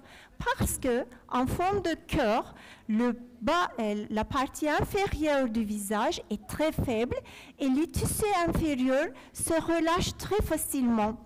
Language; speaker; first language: French; non-native, fluent; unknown